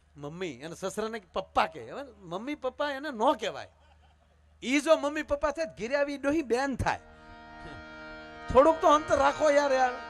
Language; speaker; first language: Gujarati; native; Gujarati